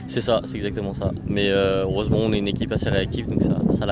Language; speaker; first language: French; native; French